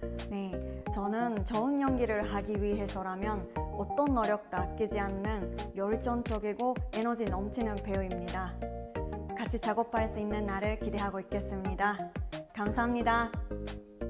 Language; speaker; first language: Korean; non-native, fluent; Japanese